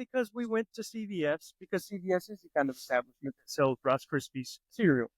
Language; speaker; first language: English; native; English